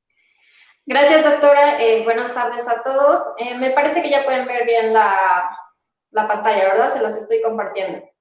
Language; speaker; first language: Spanish; native; Spanish